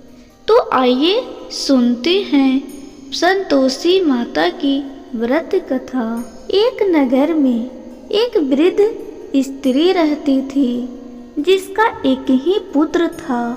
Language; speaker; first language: Hindi; native; Hindi